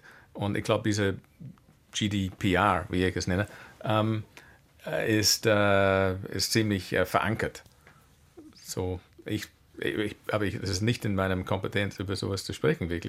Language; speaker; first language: German; non-native, fluent; English